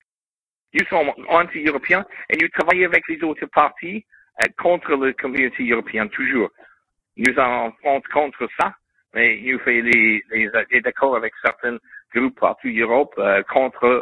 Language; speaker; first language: French; non-native, learner; English